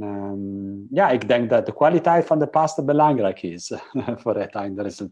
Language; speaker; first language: Dutch; non-native, fluent; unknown